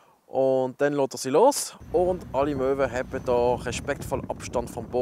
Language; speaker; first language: German; native; German